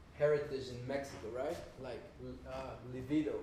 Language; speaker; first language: English; non-native, fluent; Spanish